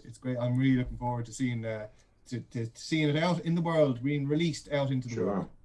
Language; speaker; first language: English; native; English